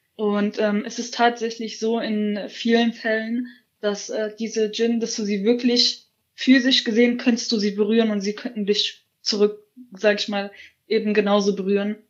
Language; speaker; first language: German; early bilingual, other home language; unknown